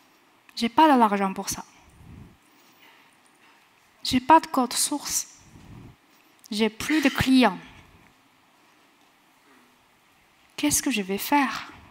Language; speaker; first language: French; non-native, fluent; Chinese